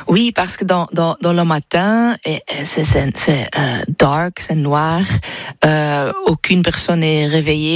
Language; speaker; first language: French; non-native, learner; Dutch